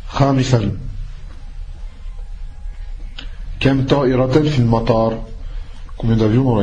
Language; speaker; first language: Arabic; non-native, fluent; French